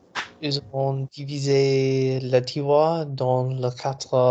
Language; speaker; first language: French; non-native, learner; English